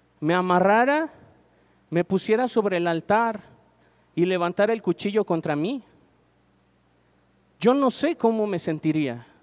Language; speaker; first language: Spanish; native; Spanish